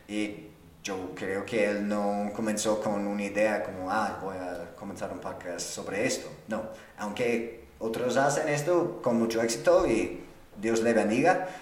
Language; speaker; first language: Spanish; non-native, fluent; English